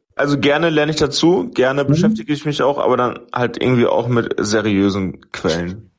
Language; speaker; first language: German; native; German